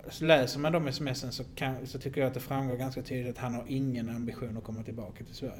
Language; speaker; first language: Swedish; native; Swedish